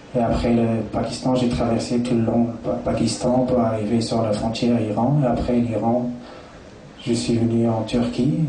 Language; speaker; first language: French; non-native, fluent; Persian